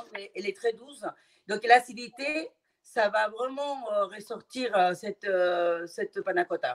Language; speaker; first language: French; non-native, fluent; Spanish